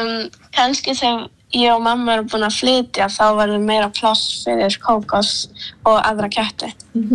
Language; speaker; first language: Icelandic; early bilingual, other home language; Polish